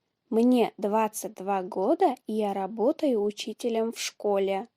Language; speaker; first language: Russian; non-native, fluent; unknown